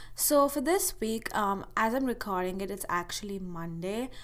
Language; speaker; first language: English; non-native, local second language; Hindi